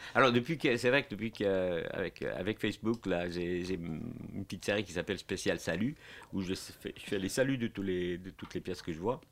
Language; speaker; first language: French; non-native, fluent; Portuguese